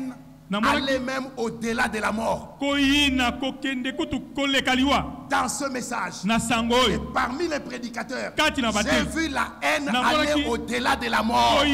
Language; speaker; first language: French; non-native, local second language; Lingala